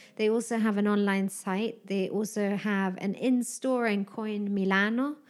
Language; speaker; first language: English; native; English